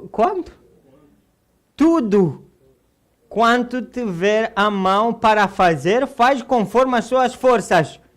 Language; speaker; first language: Portuguese; non-native, fluent; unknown